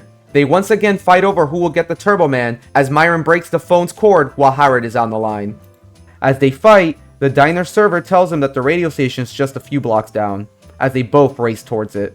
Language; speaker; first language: English; native; English